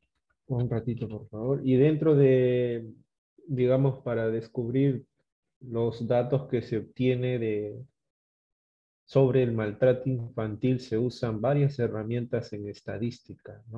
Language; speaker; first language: Spanish; native; Spanish